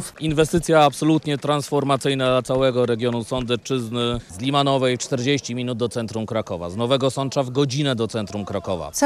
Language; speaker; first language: Polish; native; Polish